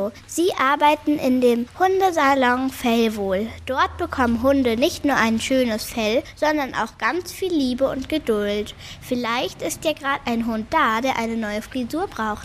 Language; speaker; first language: German; native; German